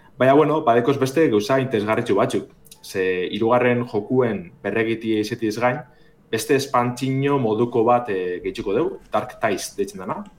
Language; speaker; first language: Basque; native; Basque